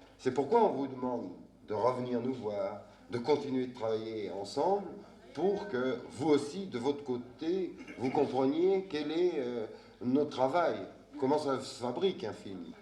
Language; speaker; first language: French; native; French